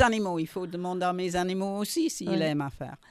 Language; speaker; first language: French; non-native, learner; English